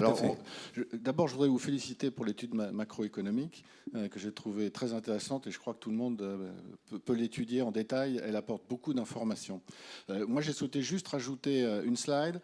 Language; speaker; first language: French; native; French